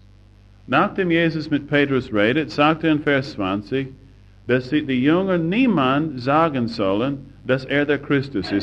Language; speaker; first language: German; non-native, fluent; English